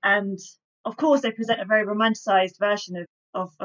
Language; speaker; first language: English; native; English